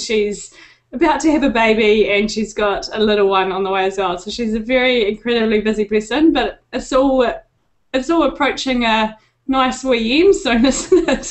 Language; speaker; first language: English; native; English